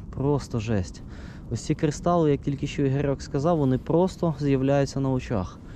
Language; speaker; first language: Ukrainian; non-native, local second language; Russian